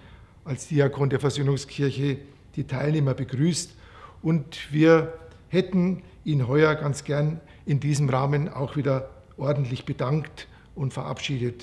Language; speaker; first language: German; native; German